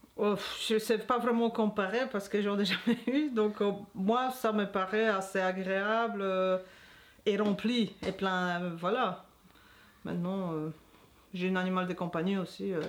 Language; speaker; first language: French; non-native, fluent; Polish